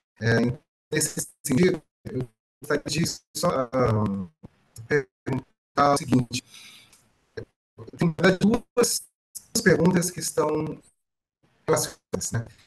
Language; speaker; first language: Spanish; non-native, learner; Portuguese